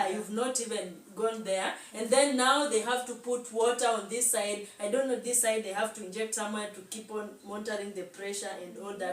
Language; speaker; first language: English; non-native, local second language; Swahili